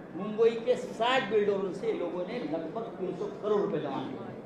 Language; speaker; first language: Hindi; non-native, local second language; Marathi